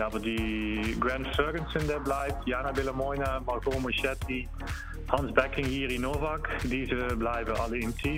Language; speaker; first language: German; non-native, learner; Dutch